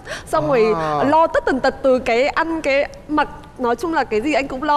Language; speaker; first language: Vietnamese; native; Vietnamese